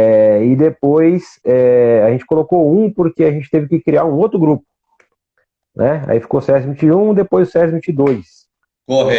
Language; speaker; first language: Portuguese; native; Portuguese